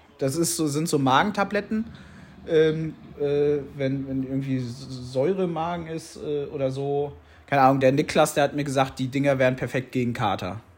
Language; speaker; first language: German; native; German